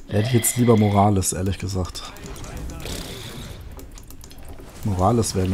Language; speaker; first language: German; native; German